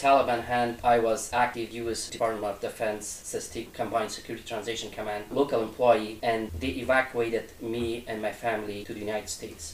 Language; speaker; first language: English; non-native, fluent; Persian